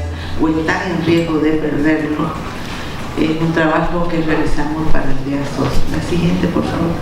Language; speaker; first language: Spanish; native; Spanish